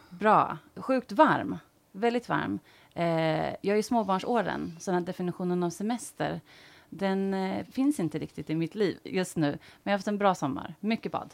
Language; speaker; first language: Swedish; native; Swedish